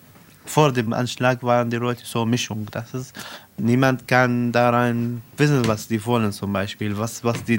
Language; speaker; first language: German; non-native, learner; Arabic